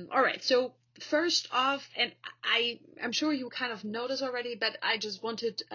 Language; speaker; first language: English; non-native, fluent; German